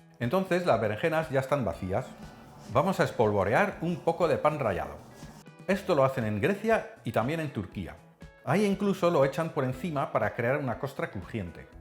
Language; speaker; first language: Spanish; non-native, fluent; Dutch